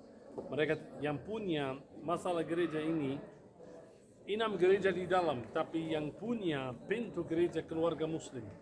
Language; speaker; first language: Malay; non-native, fluent; Arabic